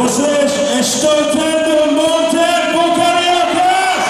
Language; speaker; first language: Portuguese; non-native, learner; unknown